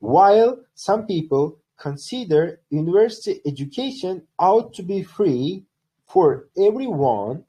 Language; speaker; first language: English; non-native, fluent; Uzbek